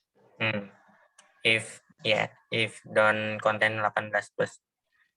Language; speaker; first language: English; non-native, learner; Indonesian